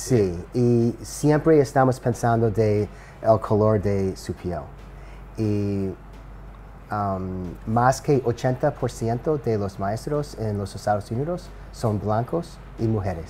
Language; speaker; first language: Spanish; non-native, learner; English